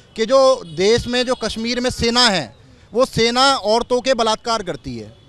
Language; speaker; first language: Hindi; native; Hindi